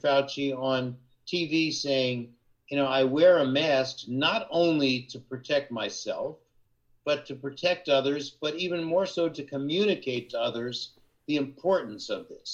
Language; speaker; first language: English; native; English